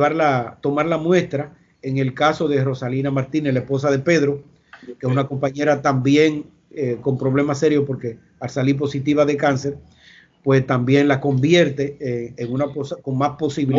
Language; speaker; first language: Spanish; native; Spanish